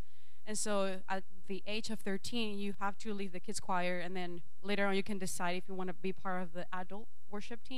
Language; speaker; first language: English; non-native, fluent; Spanish